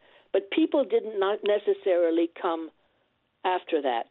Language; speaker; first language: English; non-native, fluent; French